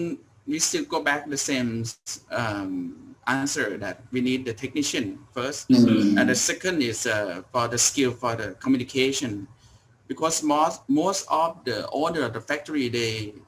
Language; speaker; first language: English; non-native, learner; Thai